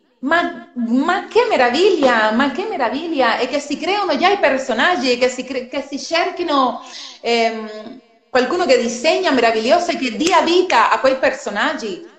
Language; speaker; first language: Italian; non-native, fluent; Spanish